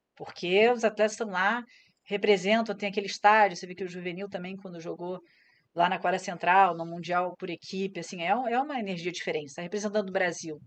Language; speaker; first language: Portuguese; native; Portuguese